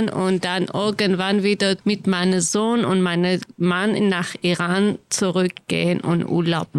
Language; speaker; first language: German; non-native, learner; Kurdish